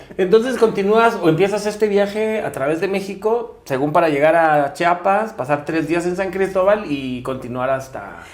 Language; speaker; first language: Spanish; native; Spanish